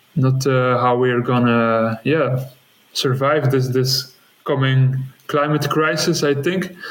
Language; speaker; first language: English; non-native, fluent; Dutch